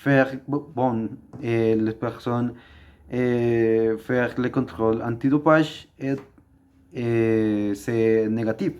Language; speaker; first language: French; non-native, learner; Spanish